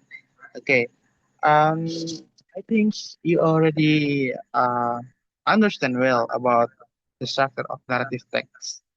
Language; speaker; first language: English; non-native, learner; Indonesian